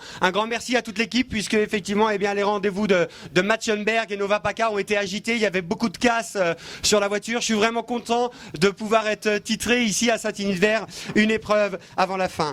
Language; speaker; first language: French; native; French